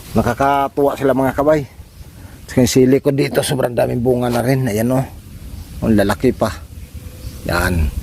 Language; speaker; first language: Filipino; non-native, local second language; Cebuano